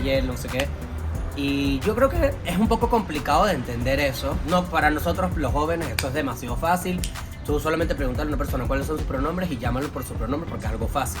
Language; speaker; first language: Spanish; native; Spanish